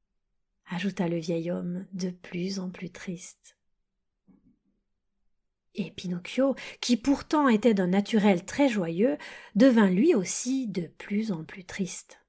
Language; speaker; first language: French; native; French